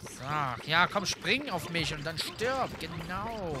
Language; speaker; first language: German; native; German